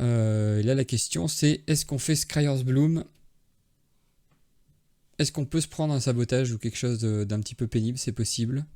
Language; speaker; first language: French; native; French